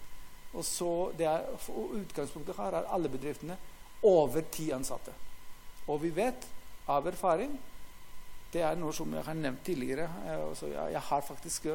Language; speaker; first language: Norwegian; non-native, fluent; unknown